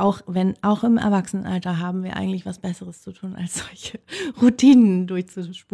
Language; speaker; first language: German; native; German